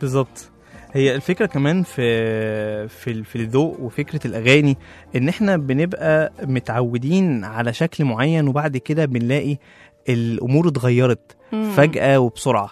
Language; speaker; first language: Arabic; native; Arabic